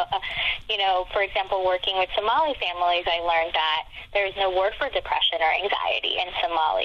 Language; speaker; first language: English; non-native, fluent; Spanish